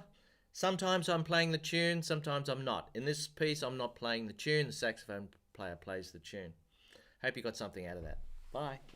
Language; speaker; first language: English; native; English